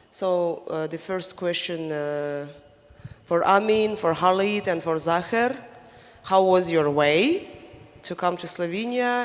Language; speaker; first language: English; non-native, fluent; Slovenian